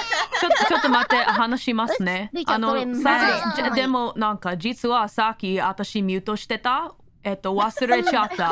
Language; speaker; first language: Japanese; non-native, learner; English